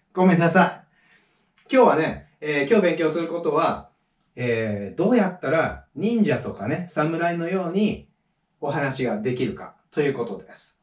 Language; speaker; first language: Japanese; native; Japanese